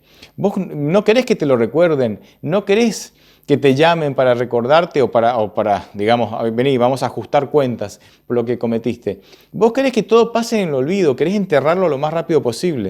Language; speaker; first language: Spanish; native; Spanish